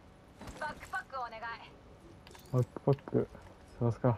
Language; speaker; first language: Japanese; native; Japanese